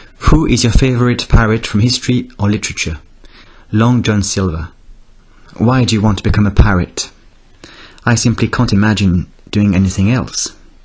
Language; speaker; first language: English; non-native, fluent; French